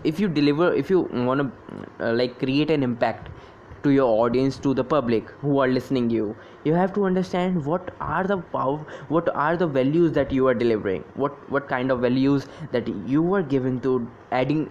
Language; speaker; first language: English; non-native, local second language; Hindi